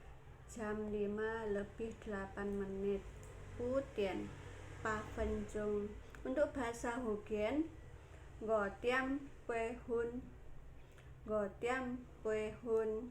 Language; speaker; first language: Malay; non-native, local second language; Javanese